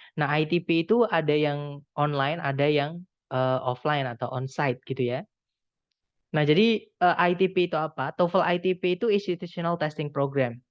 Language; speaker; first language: Indonesian; non-native, local second language; Javanese